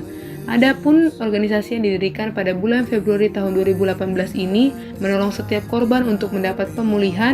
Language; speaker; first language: Indonesian; native; Indonesian